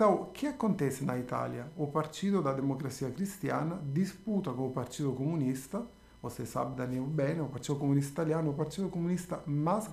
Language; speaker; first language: Portuguese; non-native, fluent; Italian